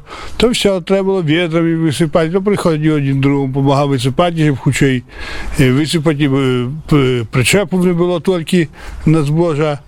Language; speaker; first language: Polish; non-native, local second language; Belarusian